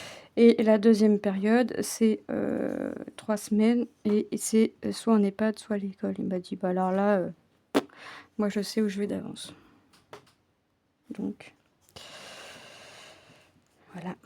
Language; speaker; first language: French; native; French